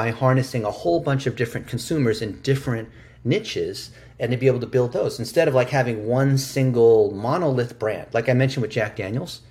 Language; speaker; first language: English; early bilingual, other home language; Chinese